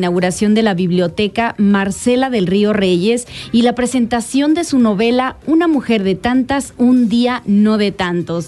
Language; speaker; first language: Spanish; native; Spanish